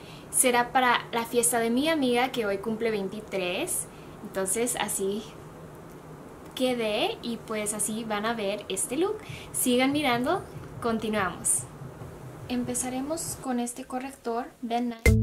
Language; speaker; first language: Spanish; early bilingual, heritage; Spanish